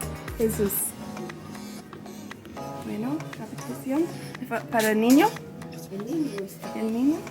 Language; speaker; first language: Spanish; non-native, learner; English